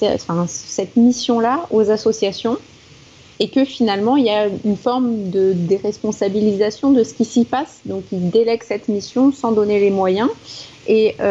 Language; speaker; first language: French; native; French